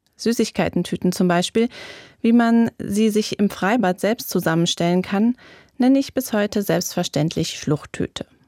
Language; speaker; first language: German; native; German